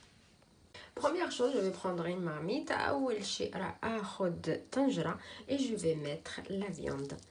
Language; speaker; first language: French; non-native, local second language; Arabic